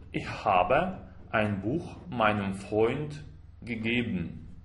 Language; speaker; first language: German; non-native, fluent; Russian